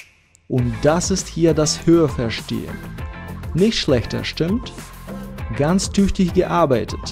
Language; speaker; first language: German; non-native, fluent; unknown